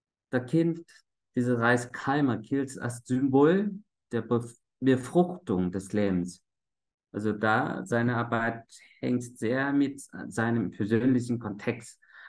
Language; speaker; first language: German; non-native, fluent; Vietnamese